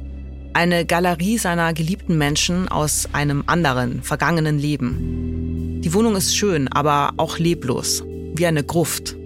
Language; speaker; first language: German; native; German